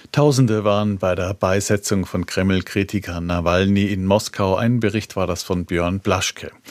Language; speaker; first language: German; native; German